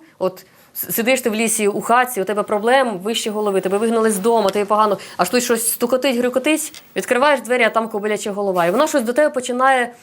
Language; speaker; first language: Ukrainian; non-native, local second language; Russian